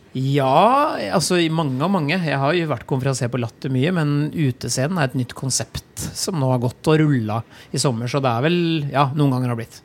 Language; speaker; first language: Norwegian; native; Norwegian